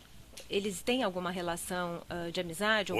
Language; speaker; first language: Portuguese; native; Portuguese